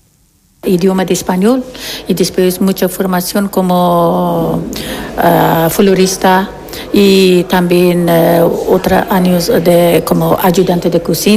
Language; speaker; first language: Spanish; non-native, learner; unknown